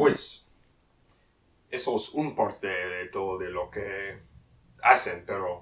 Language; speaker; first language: Spanish; non-native, learner; English